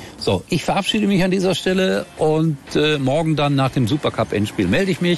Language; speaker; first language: German; native; German